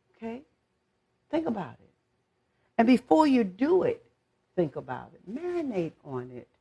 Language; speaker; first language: English; native; English